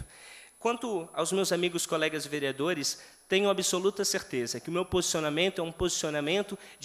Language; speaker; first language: Portuguese; native; Portuguese